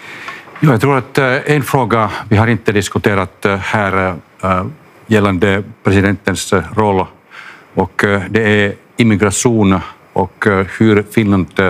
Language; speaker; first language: Swedish; non-native, local second language; Finnish